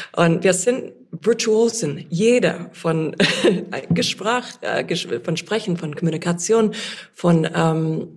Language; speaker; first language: German; non-native, fluent; English